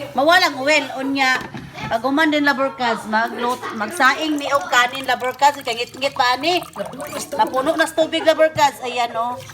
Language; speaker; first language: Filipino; non-native, local second language; Cebuano